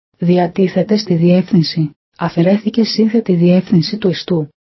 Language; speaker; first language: Greek; native; Greek